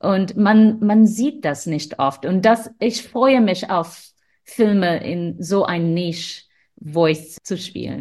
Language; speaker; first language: German; non-native, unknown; English